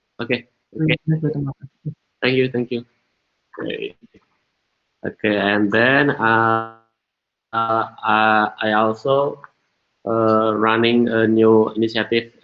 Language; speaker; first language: English; non-native, learner; Indonesian